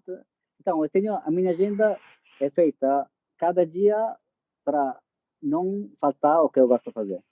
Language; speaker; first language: Portuguese; non-native, fluent; Italian